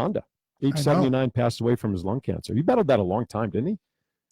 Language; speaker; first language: English; native; English